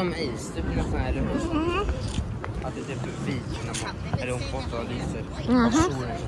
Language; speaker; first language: Swedish; early bilingual, other home language; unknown